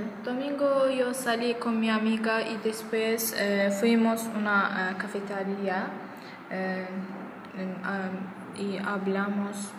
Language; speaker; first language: Spanish; non-native, learner; Azerbaijani